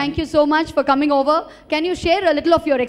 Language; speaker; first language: Telugu; native; Telugu